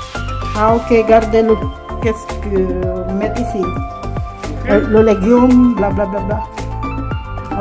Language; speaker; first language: French; non-native, learner; Filipino